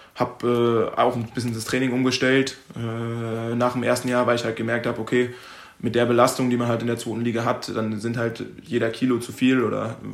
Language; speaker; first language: German; native; German